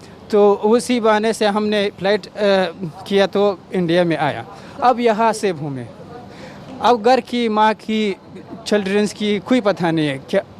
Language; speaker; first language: Hindi; non-native, learner; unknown